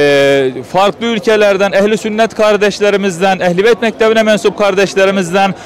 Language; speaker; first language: Turkish; native; Turkish